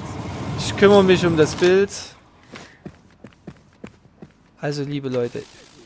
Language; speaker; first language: German; native; German